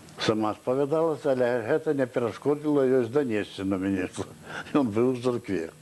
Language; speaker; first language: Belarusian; native; Belarusian